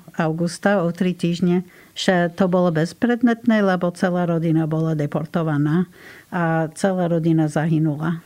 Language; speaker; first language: Slovak; non-native, fluent; English